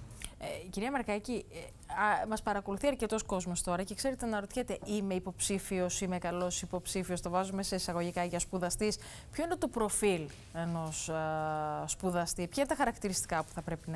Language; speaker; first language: Greek; native; Greek